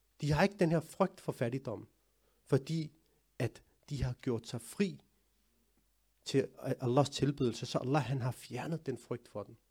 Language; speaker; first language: Danish; early bilingual, other home language; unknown